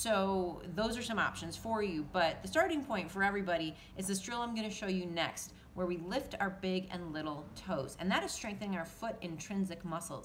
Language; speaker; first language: English; native; English